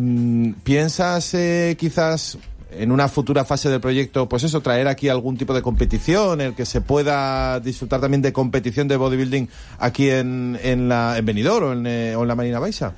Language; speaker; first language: Spanish; native; Spanish